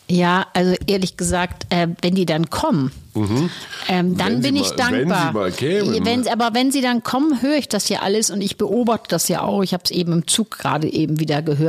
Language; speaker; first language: German; native; German